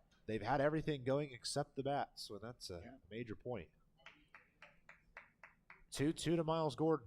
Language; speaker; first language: English; native; English